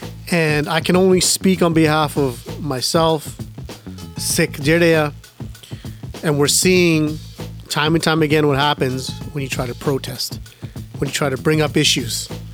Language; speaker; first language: English; early bilingual, other home language; Punjabi